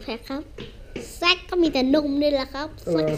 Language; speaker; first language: Thai; native; Thai